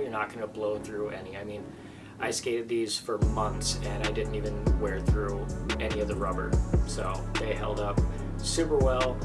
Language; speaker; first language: English; native; English